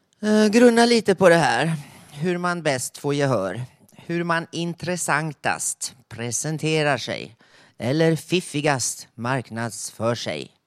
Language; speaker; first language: Swedish; native; Swedish